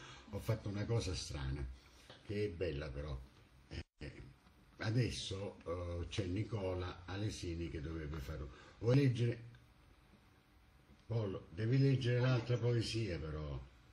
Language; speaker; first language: Italian; native; Italian